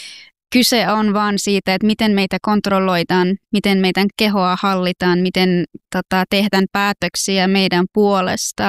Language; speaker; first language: Finnish; early bilingual, other home language; Persian